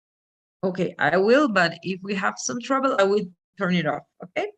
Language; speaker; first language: English; non-native, fluent; Spanish